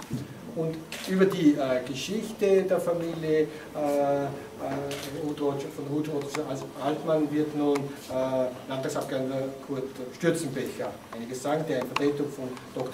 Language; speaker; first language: German; native; German